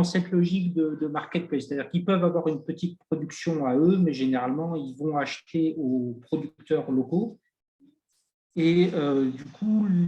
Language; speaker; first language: French; native; French